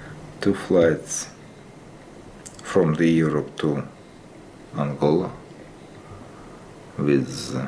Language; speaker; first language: English; non-native, learner; Russian